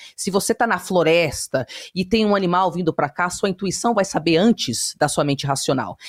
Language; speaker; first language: Portuguese; early bilingual, heritage; Portuguese